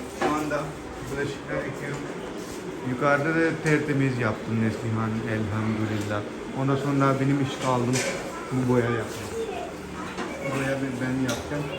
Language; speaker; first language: Turkish; non-native, learner; Urdu